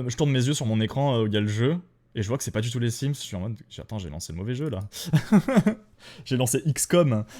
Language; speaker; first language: French; native; French